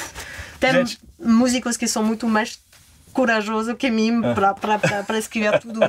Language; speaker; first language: Portuguese; non-native, fluent; French